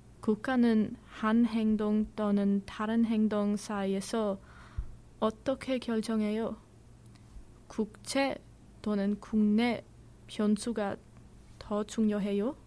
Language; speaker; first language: Korean; non-native, learner; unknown